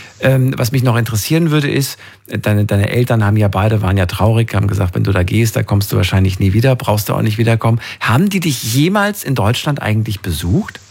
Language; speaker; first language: German; native; German